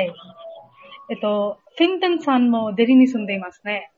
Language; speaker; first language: Japanese; non-native, learner; Hindi